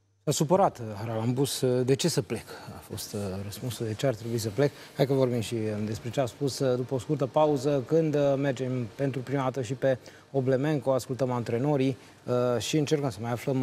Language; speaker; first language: Romanian; native; Romanian